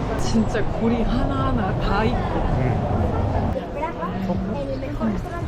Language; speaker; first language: Korean; non-native, fluent; Japanese